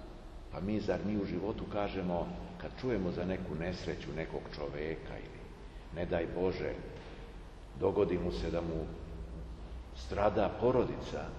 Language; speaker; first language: Serbian; native; Serbian